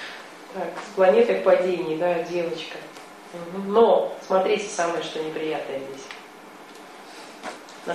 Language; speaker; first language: Russian; native; Russian